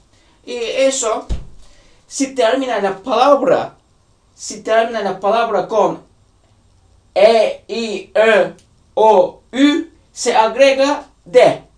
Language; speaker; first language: Spanish; non-native, learner; Turkish